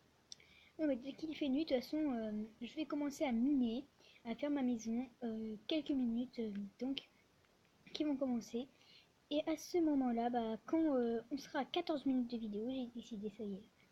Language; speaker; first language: French; native; French